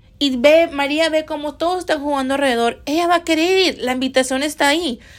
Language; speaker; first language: Spanish; early bilingual, heritage; Spanish